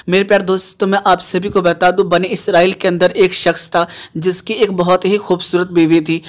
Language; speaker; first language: Urdu; native; Urdu